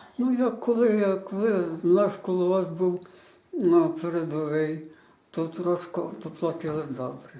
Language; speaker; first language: Ukrainian; native; Ukrainian